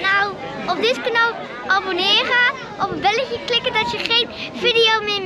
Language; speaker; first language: Dutch; native; Dutch